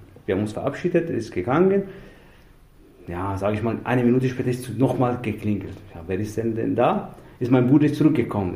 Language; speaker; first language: German; non-native, fluent; Persian